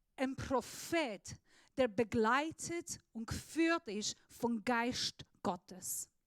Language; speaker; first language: German; non-native, fluent; Persian